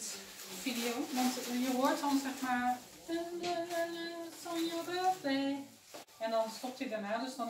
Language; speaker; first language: Dutch; native; Dutch